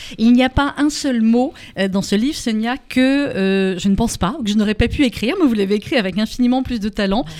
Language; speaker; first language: French; native; French